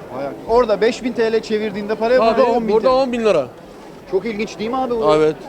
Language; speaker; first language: Turkish; native; Turkish